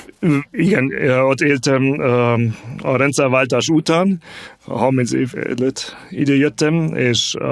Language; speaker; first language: Hungarian; non-native, fluent; German